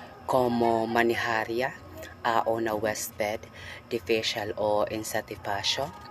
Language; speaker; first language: Spanish; non-native, learner; Cebuano